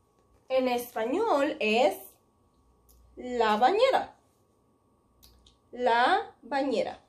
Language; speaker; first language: Spanish; non-native, fluent; English